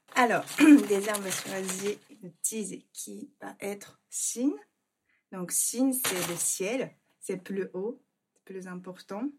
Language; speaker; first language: French; non-native, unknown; Japanese